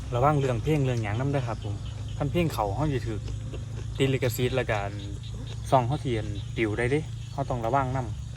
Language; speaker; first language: Thai; native; Thai